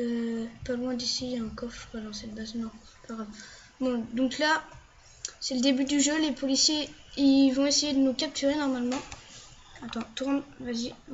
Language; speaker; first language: French; native; French